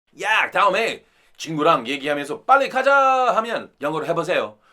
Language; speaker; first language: Korean; non-native, fluent; English